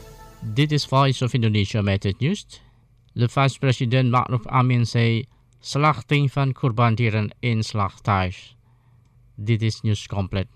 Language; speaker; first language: Dutch; non-native, fluent; Indonesian